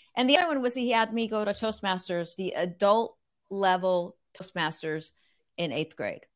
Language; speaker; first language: English; native; English